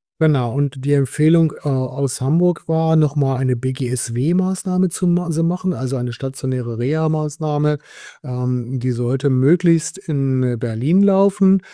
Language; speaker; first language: German; native; German